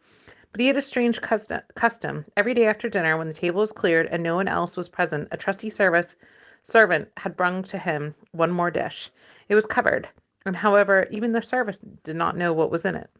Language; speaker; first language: English; native; English